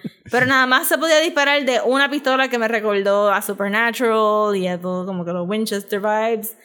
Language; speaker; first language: Spanish; native; Spanish